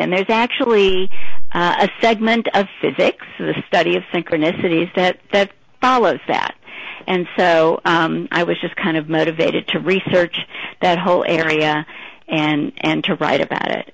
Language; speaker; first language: English; native; English